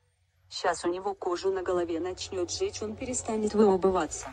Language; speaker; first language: Russian; native; Russian